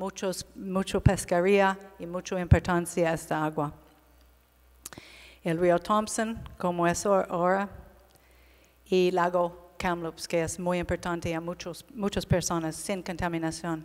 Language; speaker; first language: Spanish; non-native, learner; English